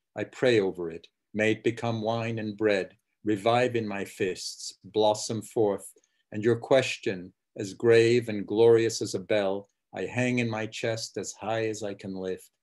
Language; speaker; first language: English; early bilingual, other home language; Czech